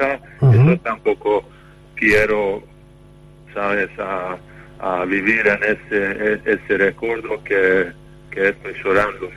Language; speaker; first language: Spanish; non-native, fluent; Hungarian